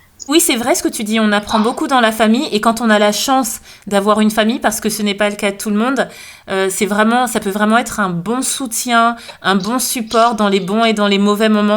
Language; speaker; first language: French; native; French